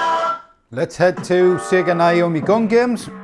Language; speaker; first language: English; native; English